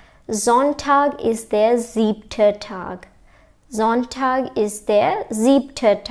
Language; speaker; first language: German; non-native, fluent; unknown